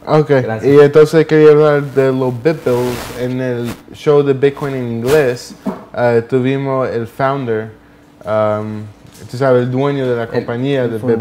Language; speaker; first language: Spanish; early bilingual, heritage; Spanish